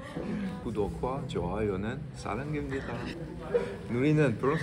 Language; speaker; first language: Korean; non-native, learner; French